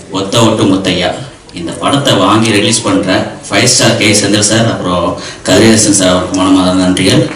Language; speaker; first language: Tamil; native; Tamil